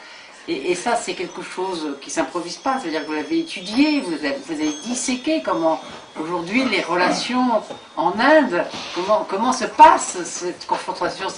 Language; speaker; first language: French; native; French